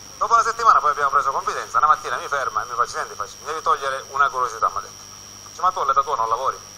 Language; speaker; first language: Italian; native; Italian